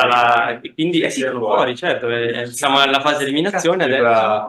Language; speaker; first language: Italian; native; Italian